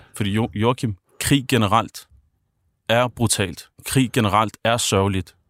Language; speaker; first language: Danish; early bilingual, other home language; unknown